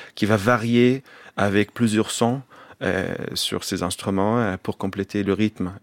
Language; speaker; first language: French; non-native, fluent; Arabic